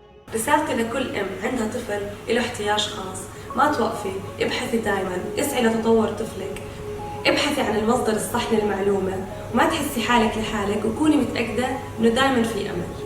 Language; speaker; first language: Arabic; native; Arabic